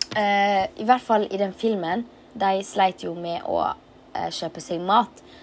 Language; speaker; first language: Norwegian; early bilingual, other home language; Tigrinya